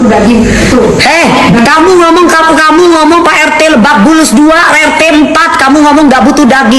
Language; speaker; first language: Indonesian; native; Indonesian